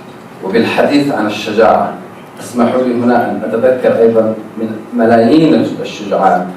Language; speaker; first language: Arabic; native; Arabic